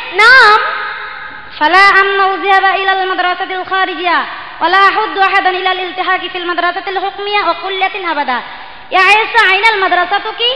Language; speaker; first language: Arabic; non-native, learner; Bangla